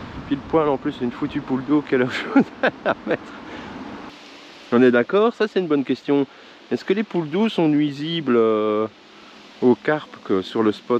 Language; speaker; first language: French; native; French